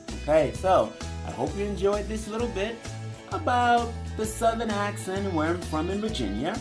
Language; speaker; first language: English; native; English